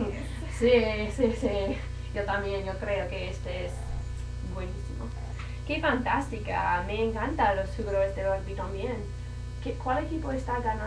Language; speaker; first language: Spanish; non-native, learner; English